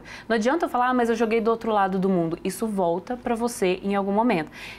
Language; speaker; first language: Portuguese; native; Portuguese